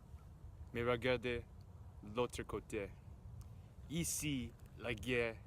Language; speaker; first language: French; non-native, learner; English